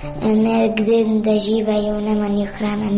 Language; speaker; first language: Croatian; non-native, learner; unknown